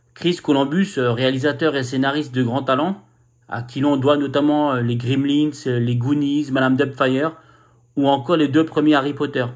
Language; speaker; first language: French; native; French